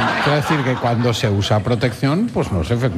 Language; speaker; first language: Spanish; native; Spanish